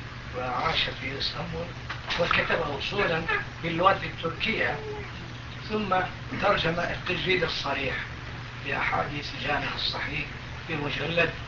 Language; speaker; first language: Arabic; non-native, fluent; Turkish